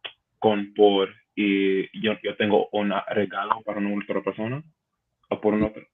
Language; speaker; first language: Spanish; non-native, learner; English